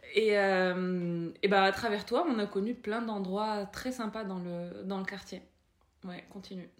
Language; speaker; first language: French; non-native, local second language; Arabic